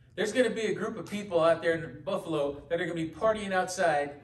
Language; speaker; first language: English; native; English